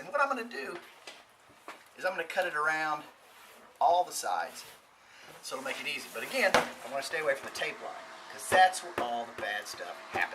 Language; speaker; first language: English; native; English